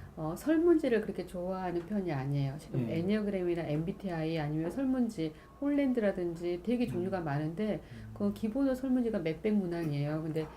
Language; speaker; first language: Korean; native; Korean